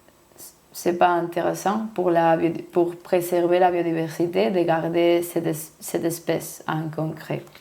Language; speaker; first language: French; non-native, learner; Spanish